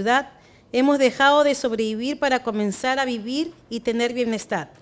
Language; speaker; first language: Spanish; native; Spanish